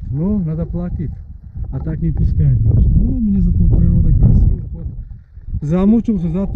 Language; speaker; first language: Russian; non-native, fluent; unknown